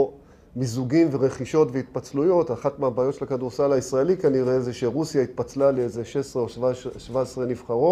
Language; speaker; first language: Hebrew; native; Hebrew